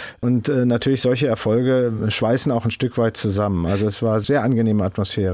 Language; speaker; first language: German; native; German